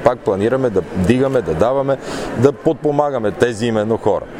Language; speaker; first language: Bulgarian; native; Bulgarian